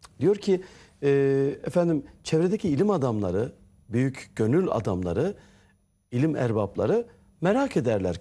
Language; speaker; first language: Turkish; native; Turkish